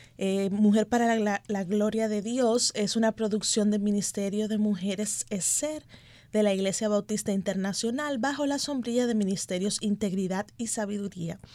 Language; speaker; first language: Spanish; native; Spanish